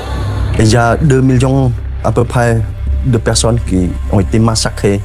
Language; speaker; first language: French; non-native, fluent; Khmer